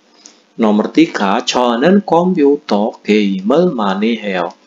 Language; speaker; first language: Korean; non-native, fluent; Indonesian